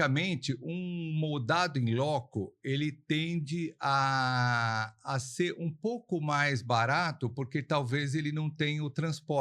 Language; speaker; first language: Portuguese; native; Portuguese